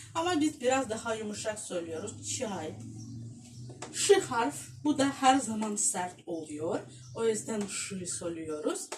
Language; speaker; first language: Turkish; non-native, fluent; Russian